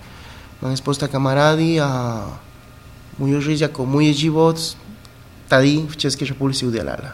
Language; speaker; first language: Czech; non-native, fluent; Spanish